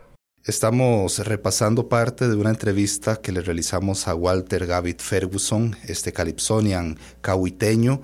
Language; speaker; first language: Spanish; native; Spanish